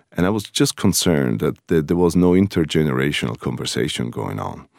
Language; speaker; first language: English; non-native, fluent; Italian